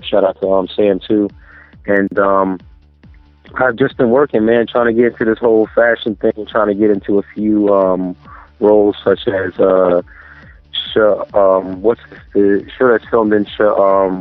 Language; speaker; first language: English; native; English